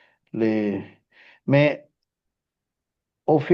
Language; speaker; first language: French; non-native, fluent; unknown